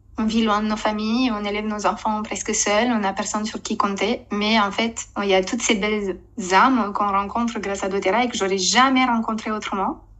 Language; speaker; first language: French; non-native, fluent; Romanian